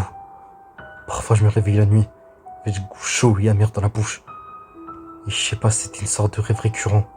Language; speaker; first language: French; native; French